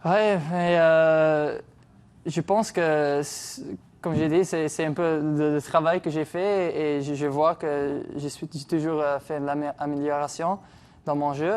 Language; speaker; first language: French; non-native, local second language; English